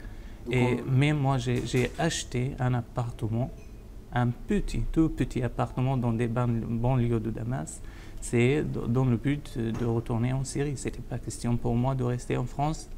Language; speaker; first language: French; non-native, fluent; Arabic